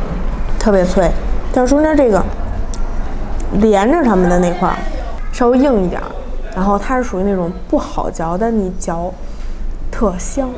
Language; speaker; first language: Chinese; native; Chinese